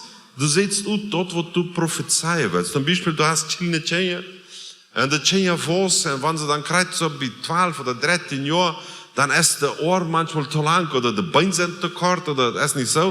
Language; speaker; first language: German; non-native, learner; Plautdietsch